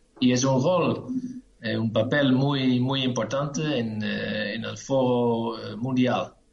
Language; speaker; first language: Spanish; non-native, learner; Dutch